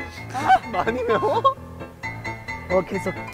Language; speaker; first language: Korean; non-native, learner; English